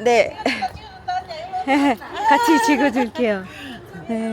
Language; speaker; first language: Korean; non-native, fluent; Malayalam